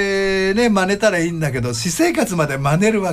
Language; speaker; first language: Japanese; native; Japanese